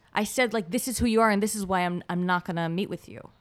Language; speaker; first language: English; non-native, fluent; Hebrew